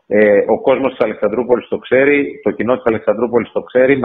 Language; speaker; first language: Greek; native; Greek